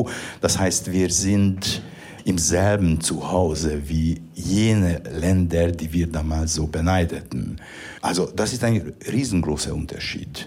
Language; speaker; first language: German; non-native, fluent; Hungarian